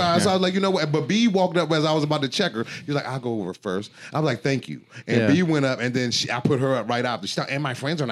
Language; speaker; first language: English; native; English